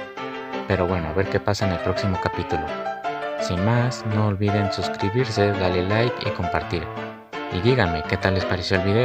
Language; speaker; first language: Spanish; native; Spanish